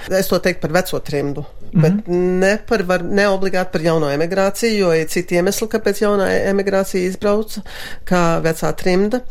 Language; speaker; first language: Latvian; early bilingual, heritage; Latvian